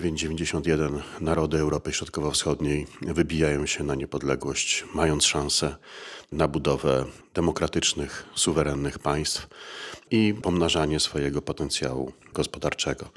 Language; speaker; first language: Polish; native; Polish